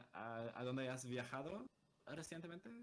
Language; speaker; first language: Spanish; non-native, learner; English